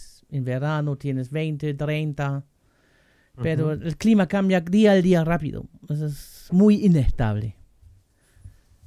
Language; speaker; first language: Spanish; non-native, fluent; German